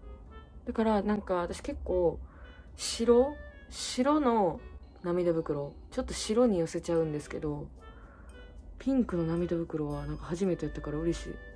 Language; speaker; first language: Japanese; native; Japanese